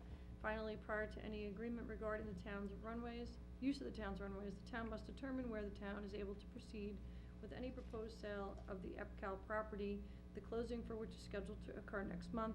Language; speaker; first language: English; native; English